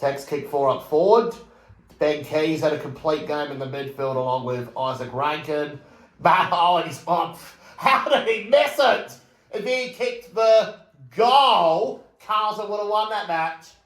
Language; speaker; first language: English; native; English